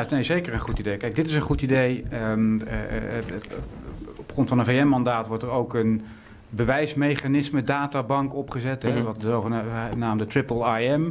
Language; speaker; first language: Dutch; native; Dutch